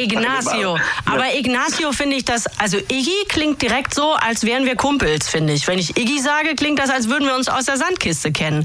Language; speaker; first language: German; native; German